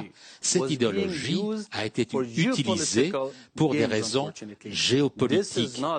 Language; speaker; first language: French; non-native, fluent; Persian